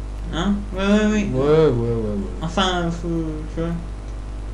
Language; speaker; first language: French; native; French